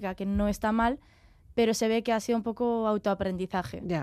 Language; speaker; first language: Spanish; native; Spanish